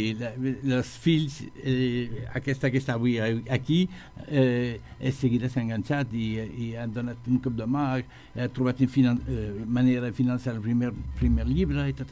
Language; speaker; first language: Catalan; non-native, learner; French